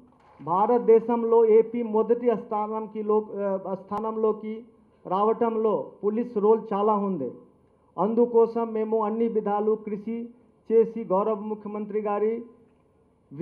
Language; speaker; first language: Telugu; non-native, fluent; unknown